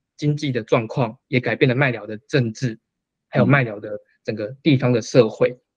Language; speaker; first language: Chinese; native; Chinese